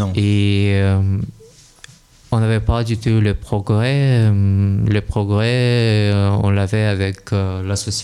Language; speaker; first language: French; non-native, learner; Russian